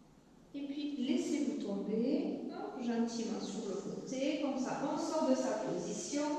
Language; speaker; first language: French; native; French